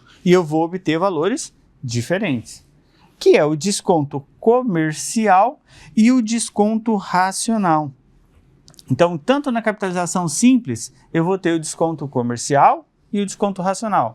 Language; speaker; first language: Portuguese; native; Portuguese